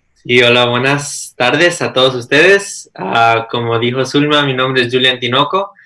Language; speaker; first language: Spanish; early bilingual, heritage; Spanish